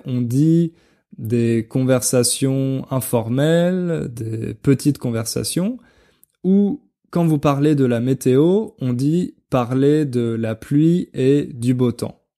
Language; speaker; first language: French; native; French